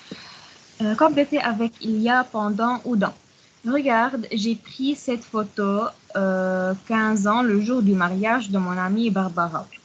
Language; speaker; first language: French; non-native, learner; Arabic